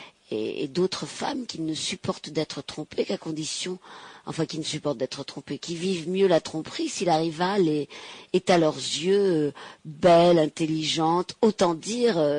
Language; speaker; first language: French; native; French